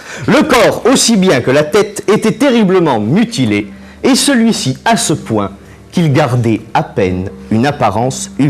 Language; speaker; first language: French; native; French